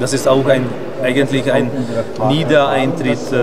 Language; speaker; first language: German; non-native, learner; Hungarian